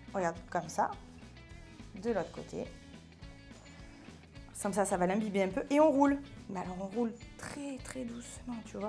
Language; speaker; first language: French; native; French